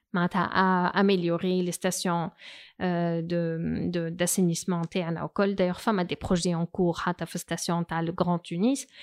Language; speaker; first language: French; non-native, local second language; Arabic